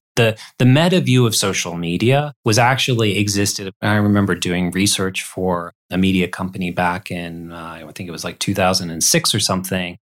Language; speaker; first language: English; native; English